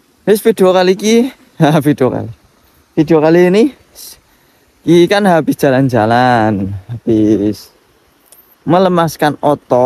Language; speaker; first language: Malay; non-native, local second language; Javanese